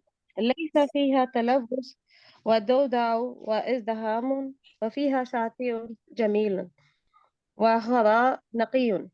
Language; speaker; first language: Arabic; non-native, learner; Urdu